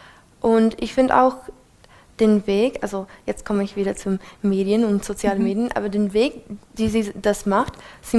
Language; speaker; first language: German; non-native, fluent; English